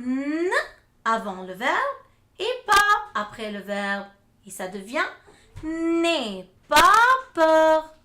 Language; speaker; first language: French; non-native, fluent; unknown